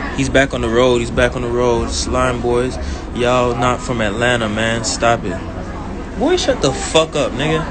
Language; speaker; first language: English; native; English